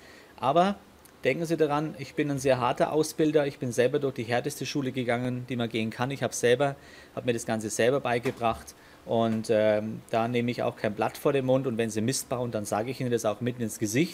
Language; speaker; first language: German; native; German